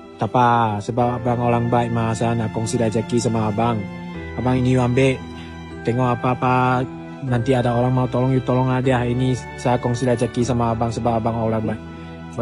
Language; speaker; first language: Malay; non-native, local second language; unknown